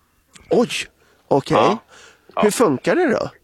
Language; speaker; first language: Swedish; native; Swedish